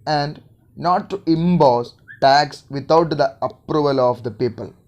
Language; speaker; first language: English; non-native, local second language; Malayalam